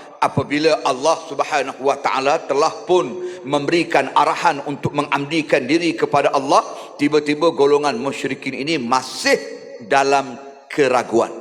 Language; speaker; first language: Malay; native; Malay